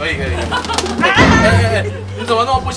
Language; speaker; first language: Chinese; native; Chinese